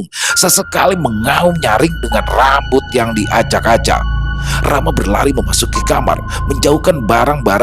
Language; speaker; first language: Indonesian; native; Indonesian